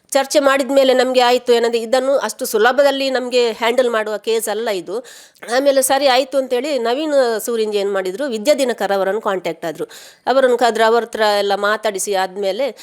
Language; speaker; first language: Kannada; native; Kannada